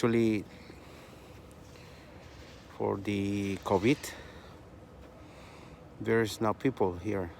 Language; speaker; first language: English; non-native, learner; Spanish